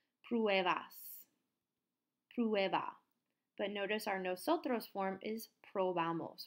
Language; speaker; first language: Spanish; non-native, fluent; English